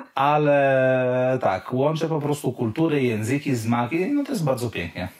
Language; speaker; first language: Polish; non-native, fluent; Italian